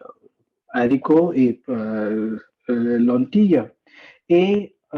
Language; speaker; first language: French; non-native, learner; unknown